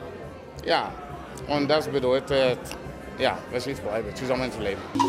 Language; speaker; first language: German; non-native, fluent; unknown